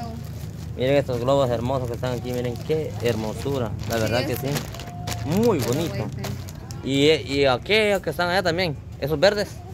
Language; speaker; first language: Spanish; native; Spanish